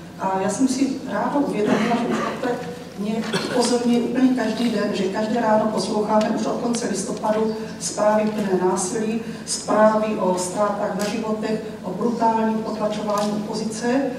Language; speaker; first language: Czech; native; Czech